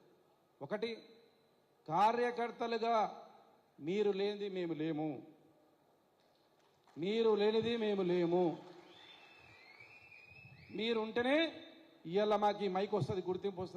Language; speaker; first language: Telugu; native; Telugu